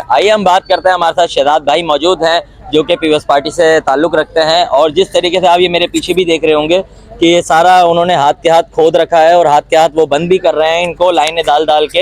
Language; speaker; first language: Urdu; native; Urdu